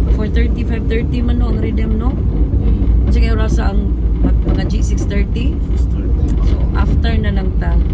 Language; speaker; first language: Filipino; native; Filipino